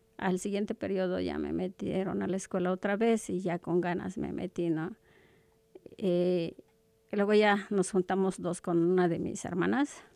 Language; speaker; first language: Spanish; non-native, local second language; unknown